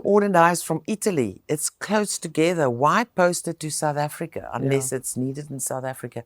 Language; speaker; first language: English; non-native, local second language; Afrikaans